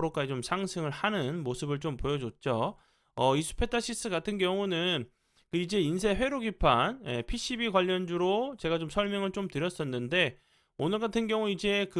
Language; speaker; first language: Korean; native; Korean